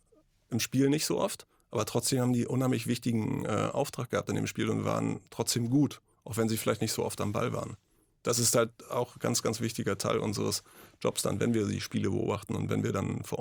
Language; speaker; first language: German; native; German